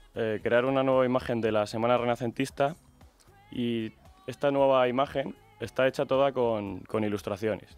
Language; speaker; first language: Spanish; native; Spanish